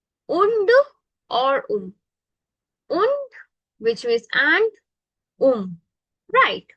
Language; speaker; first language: German; non-native, fluent; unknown